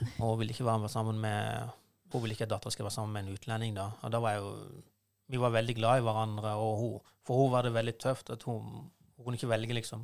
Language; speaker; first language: Norwegian; non-native, fluent; Persian